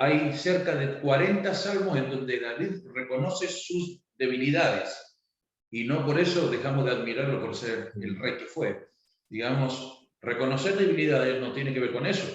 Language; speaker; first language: Spanish; native; Spanish